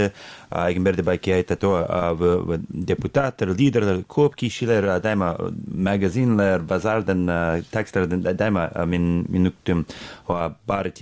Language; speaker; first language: Kyrgyz; non-native, learner; English